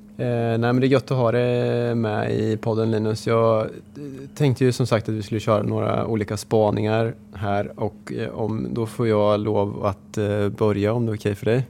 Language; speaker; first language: Swedish; native; Swedish